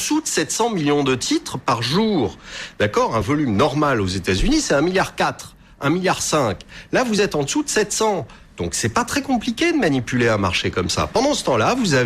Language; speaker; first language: French; native; French